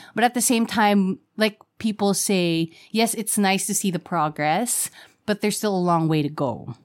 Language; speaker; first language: English; non-native, local second language; Filipino